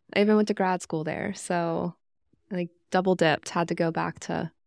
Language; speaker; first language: English; native; English